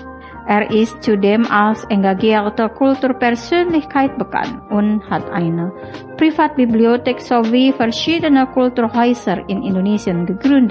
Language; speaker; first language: German; non-native, fluent; Indonesian